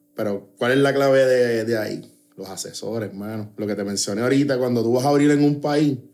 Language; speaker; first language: Spanish; native; Spanish